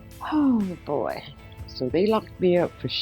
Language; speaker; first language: English; native; English